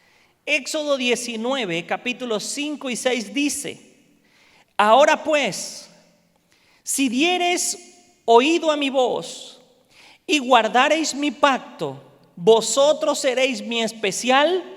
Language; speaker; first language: Spanish; native; Spanish